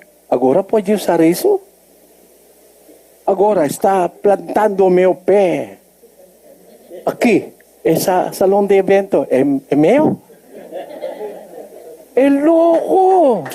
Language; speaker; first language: Portuguese; non-native, learner; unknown